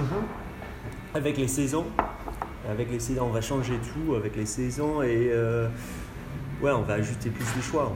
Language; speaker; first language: French; non-native, learner; English